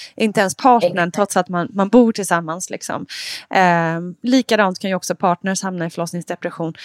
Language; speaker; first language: Swedish; native; Swedish